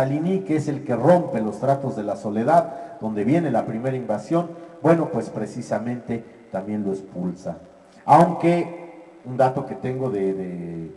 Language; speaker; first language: Spanish; native; Spanish